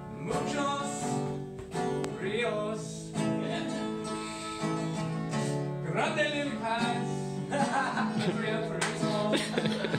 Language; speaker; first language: Spanish; non-native, learner; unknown